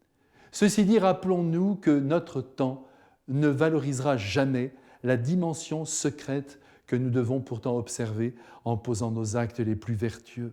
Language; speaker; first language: French; native; French